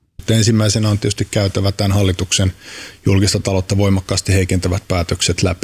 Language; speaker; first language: Finnish; native; Finnish